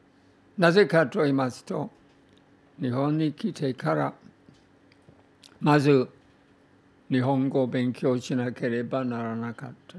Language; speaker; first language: Japanese; non-native, fluent; English